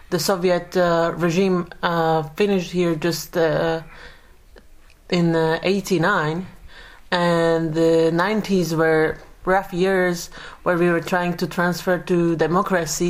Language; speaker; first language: English; non-native, fluent; Slovak